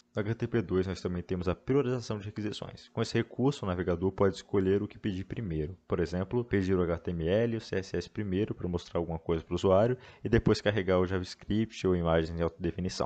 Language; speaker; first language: Portuguese; native; Portuguese